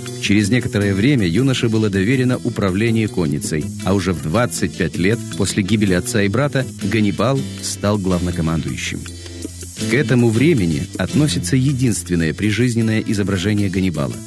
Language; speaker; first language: Russian; native; Russian